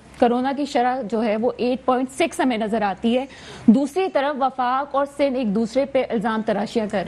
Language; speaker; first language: Urdu; native; Urdu